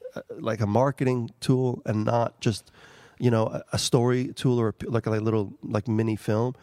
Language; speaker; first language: English; early bilingual, other home language; Albanian